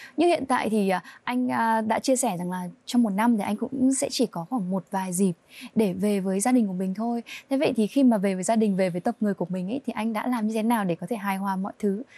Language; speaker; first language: Vietnamese; native; Vietnamese